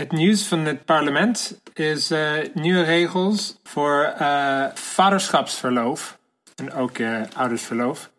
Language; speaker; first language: Dutch; non-native, learner; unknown